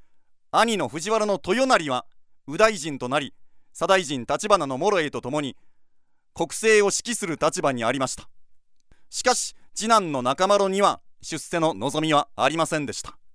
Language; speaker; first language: Japanese; native; Japanese